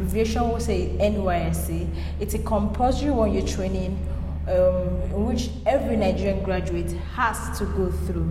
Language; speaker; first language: English; non-native, local second language; Igbo